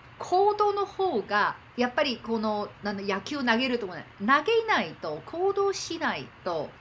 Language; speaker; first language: Japanese; non-native, fluent; Chinese